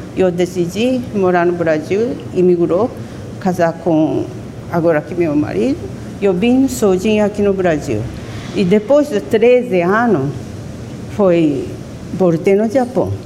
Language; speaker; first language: Portuguese; non-native, fluent; Japanese